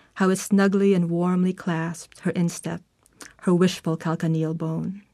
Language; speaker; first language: English; non-native, local second language; Filipino